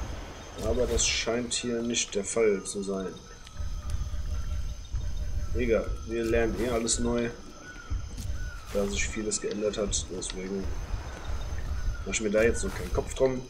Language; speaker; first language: German; native; German